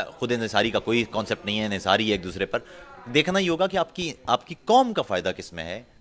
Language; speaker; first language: Urdu; non-native, local second language; Punjabi